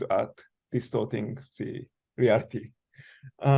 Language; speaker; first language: English; non-native, learner; Japanese